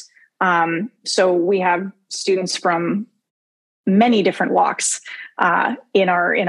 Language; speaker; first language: English; native; English